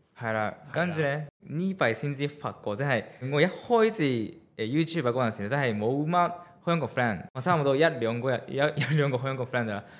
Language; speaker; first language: Cantonese; non-native, fluent; Japanese